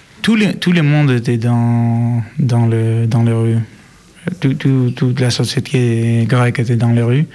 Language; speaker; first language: French; non-native, learner; Greek